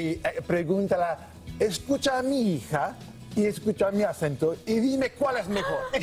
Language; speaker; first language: Spanish; non-native, learner; English